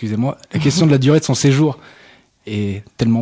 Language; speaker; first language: French; native; French